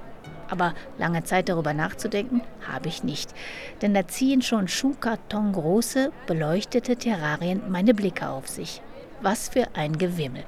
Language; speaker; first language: German; native; German